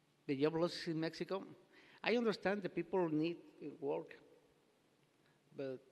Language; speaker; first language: English; non-native, learner; Spanish